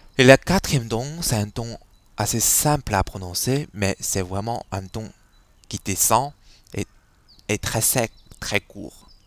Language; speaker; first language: French; non-native, fluent; Chinese